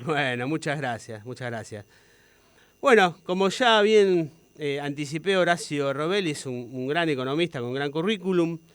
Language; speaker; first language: Spanish; native; Spanish